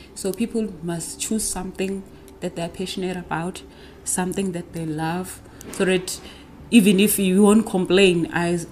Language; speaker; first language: English; non-native, local second language; Zulu